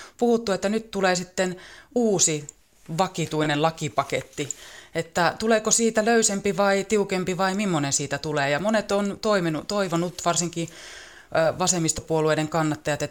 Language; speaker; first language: Finnish; native; Finnish